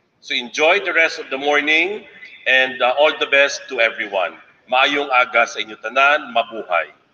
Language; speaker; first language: English; non-native, local second language; Cebuano